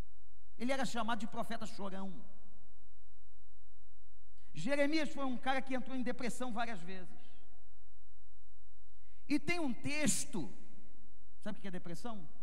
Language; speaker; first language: Portuguese; native; Portuguese